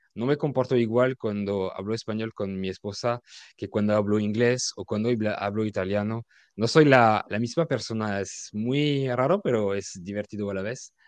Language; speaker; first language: Spanish; non-native, fluent; French